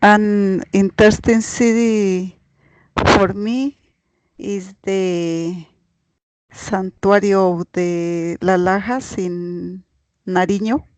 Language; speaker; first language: English; non-native, learner; Spanish